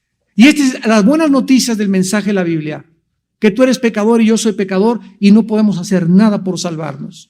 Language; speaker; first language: Spanish; native; Spanish